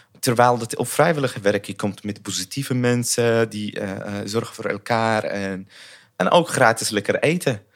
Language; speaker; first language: Dutch; non-native, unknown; Arabic